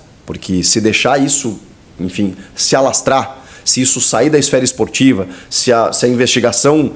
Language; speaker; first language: Portuguese; native; Portuguese